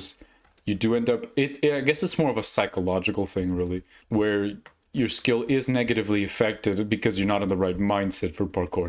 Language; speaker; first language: English; native; English